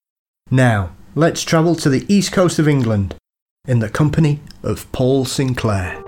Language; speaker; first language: English; native; English